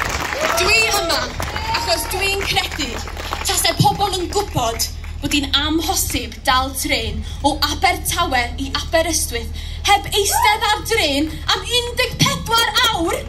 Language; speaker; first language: Welsh; non-native, local second language; English